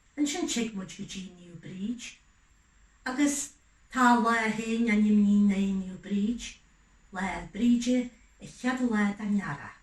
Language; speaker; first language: Irish; native; Irish